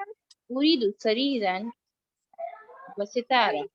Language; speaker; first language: Arabic; non-native, learner; Urdu